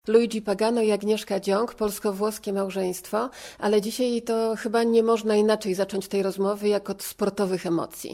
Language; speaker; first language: Polish; native; Polish